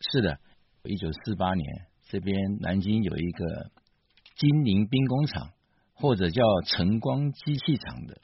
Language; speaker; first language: Chinese; native; Chinese